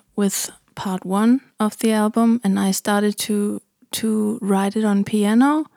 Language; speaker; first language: English; non-native, fluent; German